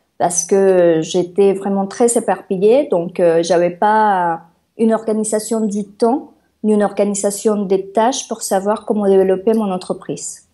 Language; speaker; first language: French; non-native, fluent; Spanish